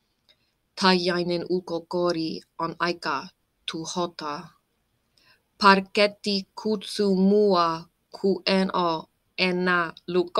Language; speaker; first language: Finnish; non-native, learner; English